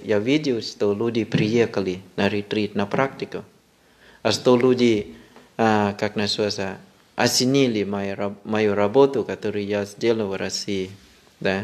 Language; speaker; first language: Russian; non-native, fluent; Thai